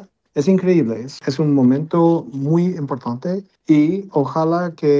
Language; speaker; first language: Spanish; non-native, learner; English